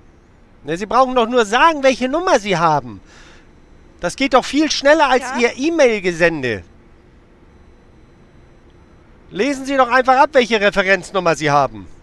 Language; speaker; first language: German; native; German